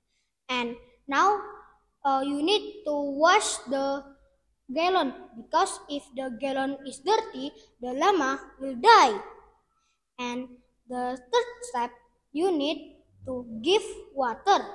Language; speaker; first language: English; non-native, learner; Indonesian